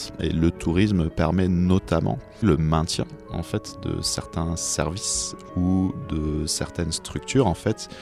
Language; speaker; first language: French; native; French